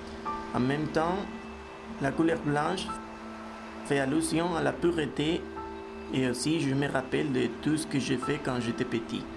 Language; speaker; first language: French; non-native, fluent; Spanish